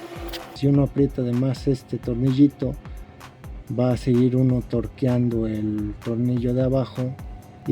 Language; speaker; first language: Spanish; native; Spanish